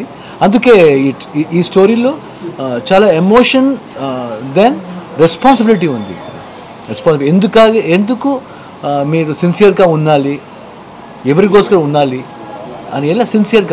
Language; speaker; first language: Telugu; non-native, learner; Kannada